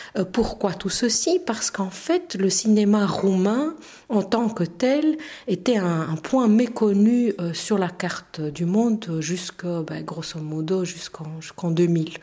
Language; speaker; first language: French; non-native, fluent; Romanian